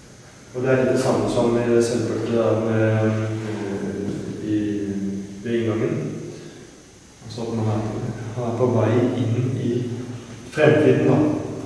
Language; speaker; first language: Norwegian; native; Norwegian